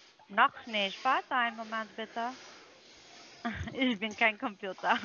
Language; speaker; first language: German; non-native, learner; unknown